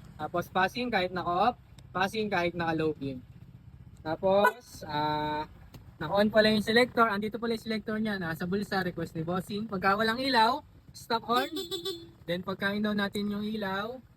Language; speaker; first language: Filipino; native; Filipino